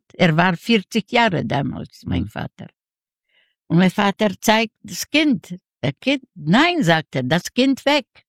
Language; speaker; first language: German; non-native, learner; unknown